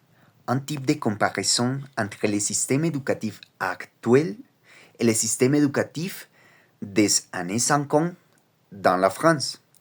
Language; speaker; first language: French; non-native, learner; Spanish